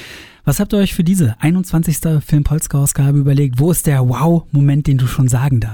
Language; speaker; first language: German; native; German